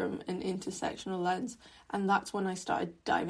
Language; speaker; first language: English; non-native, local second language; Cantonese